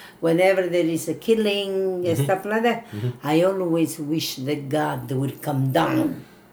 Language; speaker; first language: English; non-native, fluent; Italian